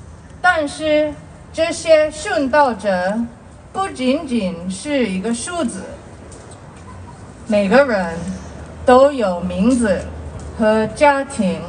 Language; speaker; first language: Chinese; non-native, learner; Korean